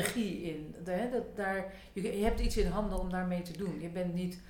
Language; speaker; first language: Dutch; native; Dutch